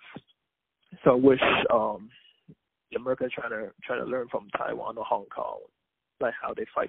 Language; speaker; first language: English; non-native, local second language; Cantonese